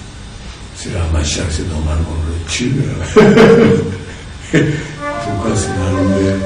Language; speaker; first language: French; non-native, learner; Japanese